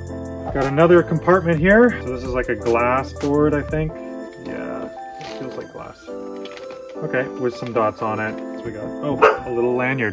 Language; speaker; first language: English; native; English